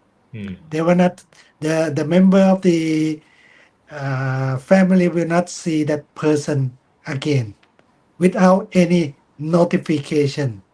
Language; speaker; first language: English; non-native, fluent; Thai